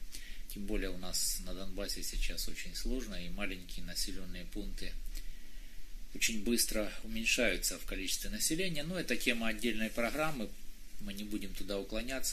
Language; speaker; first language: Russian; native; Russian